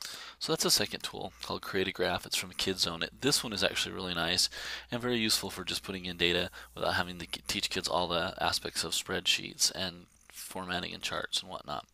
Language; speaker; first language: English; native; English